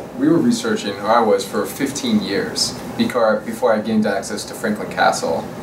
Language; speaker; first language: English; native; English